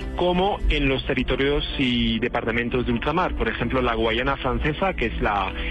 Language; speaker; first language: Spanish; non-native, fluent; French